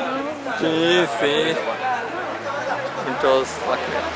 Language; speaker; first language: Portuguese; non-native, learner; Spanish